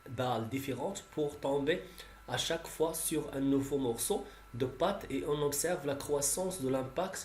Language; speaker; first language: French; non-native, local second language; Arabic